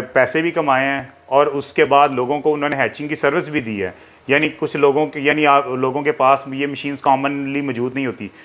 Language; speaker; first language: Urdu; native; Urdu